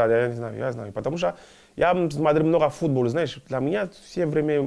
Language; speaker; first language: Russian; non-native, learner; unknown